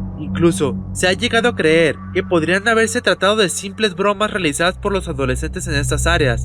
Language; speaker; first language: Spanish; native; Spanish